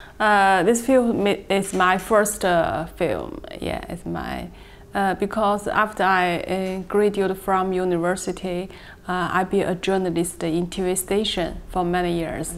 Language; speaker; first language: English; non-native, learner; Chinese